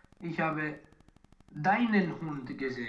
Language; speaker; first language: German; non-native, learner; Romanian